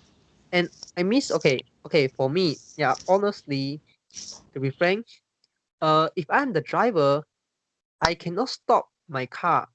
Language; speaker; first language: English; non-native, learner; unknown